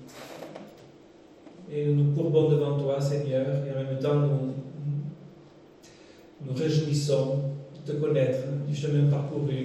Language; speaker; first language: French; native; French